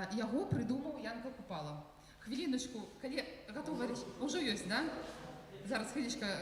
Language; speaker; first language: Belarusian; non-native, local second language; Russian